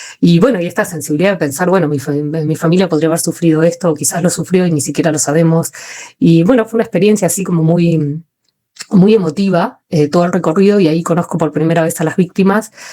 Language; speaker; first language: Spanish; native; Spanish